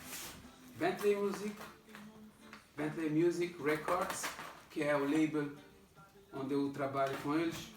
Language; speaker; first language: Portuguese; non-native, local second language; Kabuverdianu